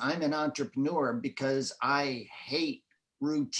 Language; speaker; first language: English; native; English